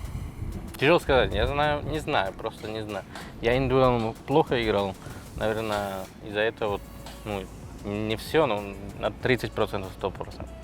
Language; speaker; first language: Russian; non-native, fluent; Slovak